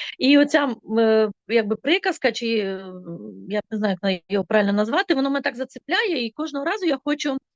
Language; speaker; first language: Ukrainian; non-native, local second language; Russian